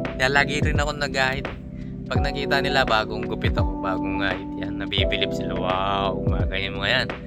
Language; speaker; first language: Filipino; non-native, local second language; Pampanga